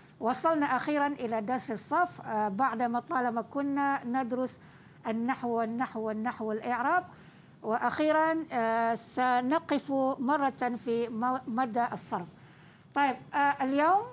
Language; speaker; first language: Arabic; non-native, fluent; Malay